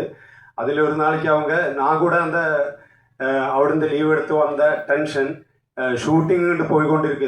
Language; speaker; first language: Tamil; non-native, learner; Malayalam